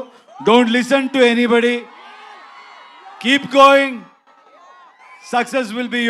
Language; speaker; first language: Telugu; non-native, learner; Kannada